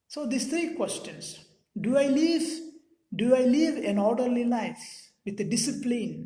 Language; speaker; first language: English; non-native, local second language; Telugu